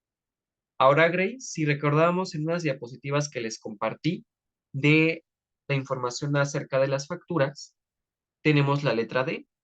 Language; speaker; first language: Spanish; native; Spanish